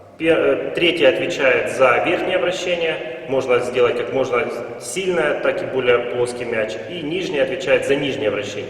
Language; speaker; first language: Russian; native; Russian